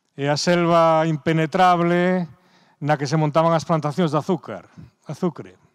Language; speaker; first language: Galician; native; Galician